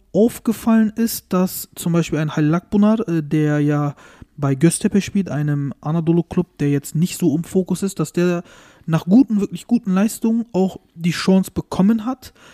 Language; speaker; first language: German; early bilingual, other home language; Turkish